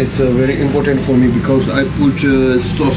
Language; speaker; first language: English; non-native, learner; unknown